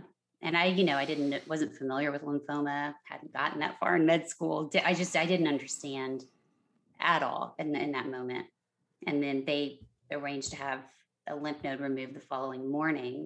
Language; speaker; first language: English; native; English